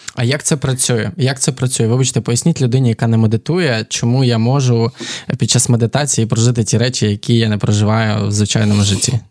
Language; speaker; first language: Ukrainian; native; Ukrainian